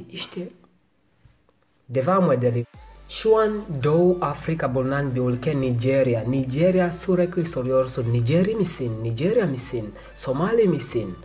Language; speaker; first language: Turkish; non-native, learner; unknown